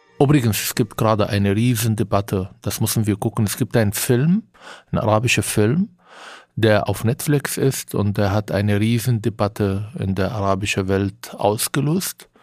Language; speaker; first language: German; non-native, fluent; Arabic